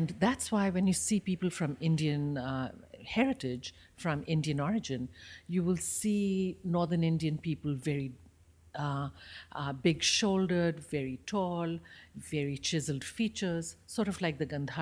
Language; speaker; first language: English; non-native, local second language; Bangla